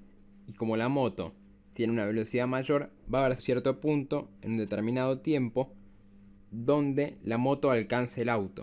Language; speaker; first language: Spanish; native; Spanish